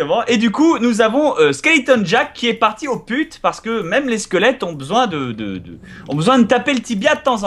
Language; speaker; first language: French; native; French